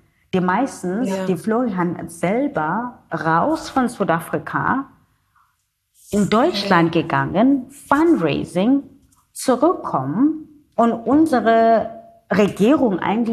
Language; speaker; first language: German; non-native, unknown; Zulu